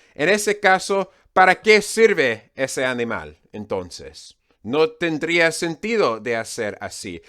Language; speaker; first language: Spanish; non-native, fluent; English